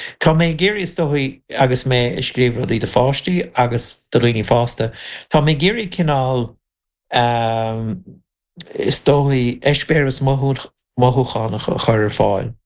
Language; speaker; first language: Irish; non-native, local second language; English